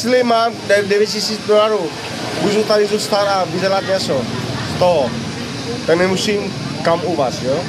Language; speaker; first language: Czech; non-native, learner; Vietnamese